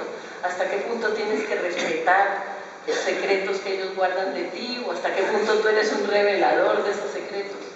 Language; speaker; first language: Spanish; native; Spanish